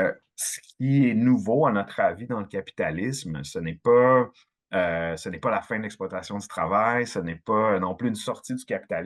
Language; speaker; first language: French; native; French